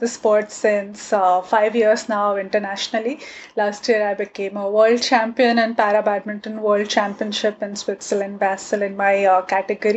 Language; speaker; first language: English; non-native, local second language; Gujarati